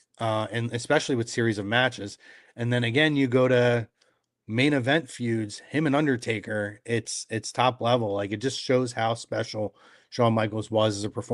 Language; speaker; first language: English; native; English